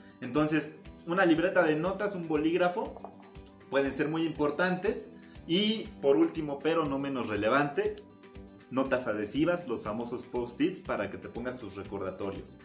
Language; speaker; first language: Spanish; native; Spanish